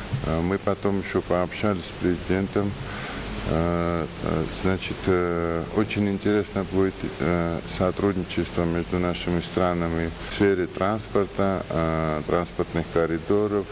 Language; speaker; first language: Russian; non-native, fluent; Georgian